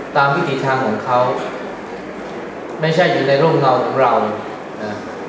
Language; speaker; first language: Thai; native; Thai